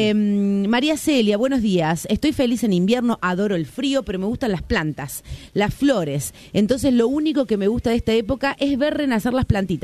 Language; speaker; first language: Spanish; native; Spanish